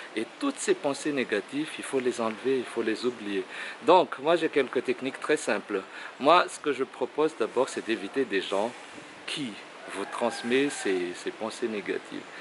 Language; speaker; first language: French; non-native, local second language; Malagasy